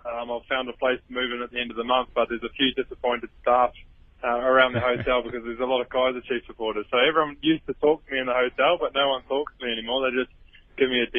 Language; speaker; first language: English; native; English